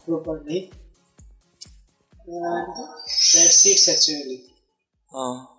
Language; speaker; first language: English; non-native, learner; Bangla